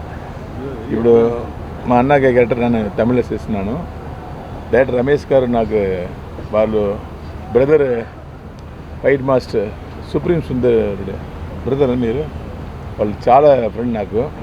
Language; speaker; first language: Telugu; non-native, learner; Tamil